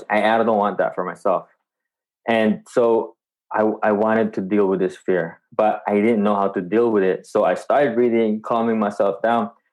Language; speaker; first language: English; non-native, local second language; Filipino